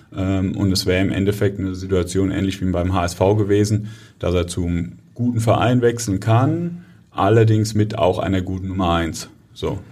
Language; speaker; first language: German; native; German